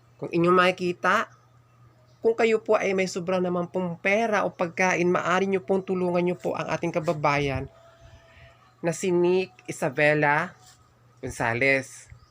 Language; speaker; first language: Filipino; non-native, local second language; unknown